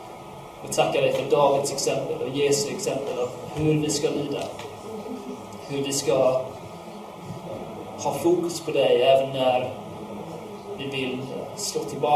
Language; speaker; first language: Swedish; non-native, fluent; English